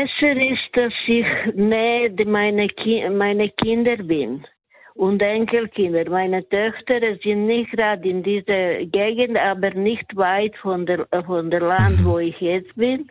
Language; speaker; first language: German; non-native, learner; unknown